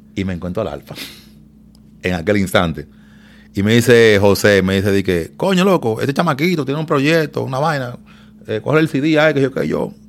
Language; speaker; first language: Spanish; native; Spanish